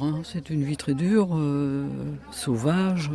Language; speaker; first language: French; native; French